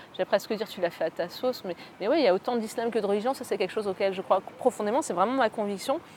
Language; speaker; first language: French; native; French